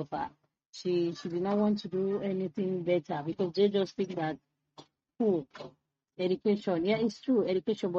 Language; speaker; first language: English; non-native, local second language; Krio